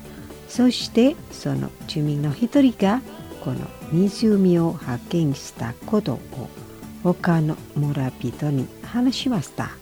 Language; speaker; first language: Japanese; non-native, fluent; Indonesian